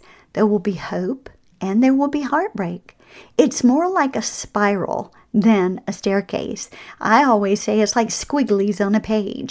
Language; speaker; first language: English; native; English